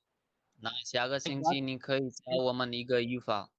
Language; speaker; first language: Chinese; non-native, fluent; Urdu